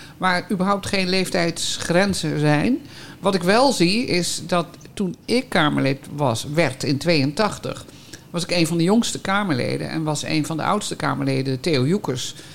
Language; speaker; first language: Dutch; native; Dutch